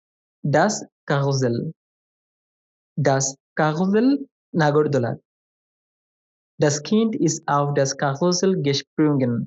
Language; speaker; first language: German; non-native, fluent; Bangla